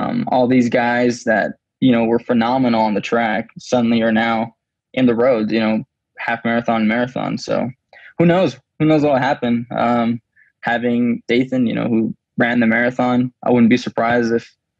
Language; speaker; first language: English; early bilingual, other home language; Spanish